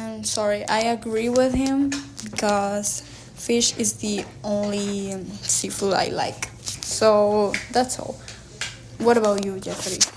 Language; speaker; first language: English; non-native, learner; Spanish